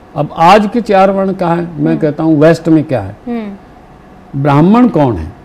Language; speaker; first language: Hindi; native; Hindi